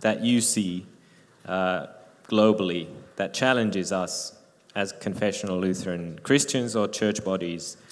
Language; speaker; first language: English; non-native, fluent; Finnish